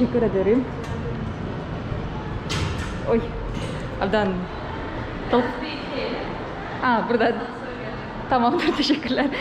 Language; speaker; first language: Turkish; non-native, learner; Kyrgyz